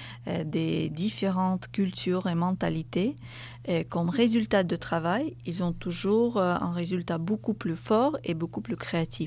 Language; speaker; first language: French; non-native, fluent; Russian